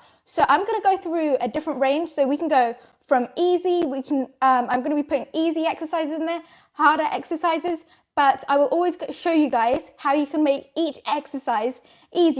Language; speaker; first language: English; native; English